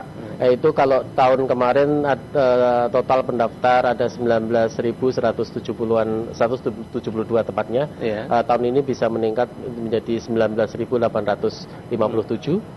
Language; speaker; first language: Indonesian; native; Indonesian